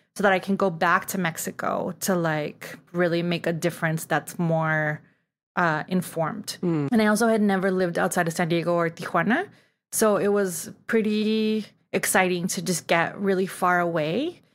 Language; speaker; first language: English; early bilingual, other home language; Spanish